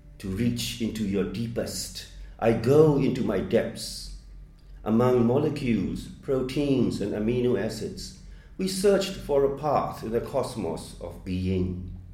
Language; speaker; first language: English; non-native, fluent; Burmese